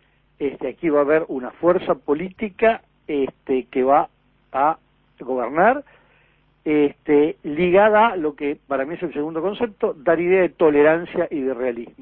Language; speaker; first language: Spanish; native; Spanish